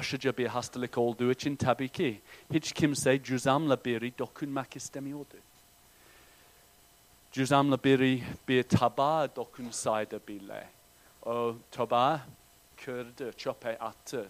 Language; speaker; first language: Turkish; non-native, fluent; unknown